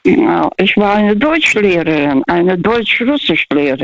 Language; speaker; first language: German; non-native, fluent; Russian